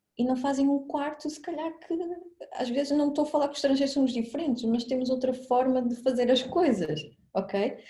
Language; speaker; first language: Portuguese; native; Portuguese